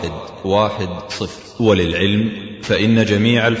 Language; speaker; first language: Arabic; native; Arabic